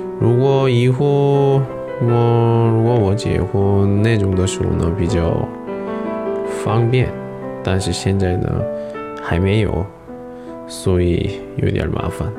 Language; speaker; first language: Chinese; non-native, learner; Korean